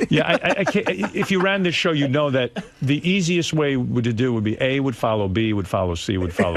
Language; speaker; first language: English; native; English